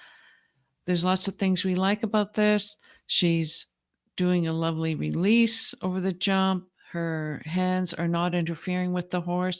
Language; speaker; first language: English; native; English